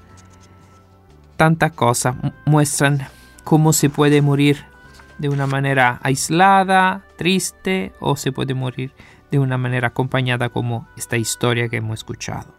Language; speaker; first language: Spanish; non-native, fluent; Italian